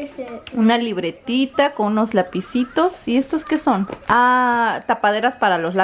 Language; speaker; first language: Spanish; native; Spanish